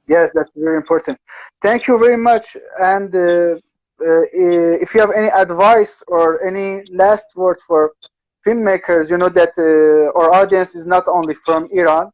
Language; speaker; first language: English; non-native, learner; Persian